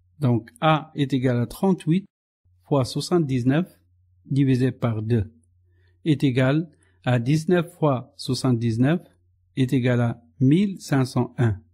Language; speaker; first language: French; non-native, local second language; Arabic